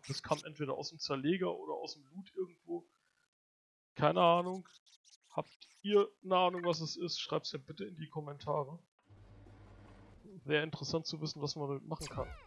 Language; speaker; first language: German; native; German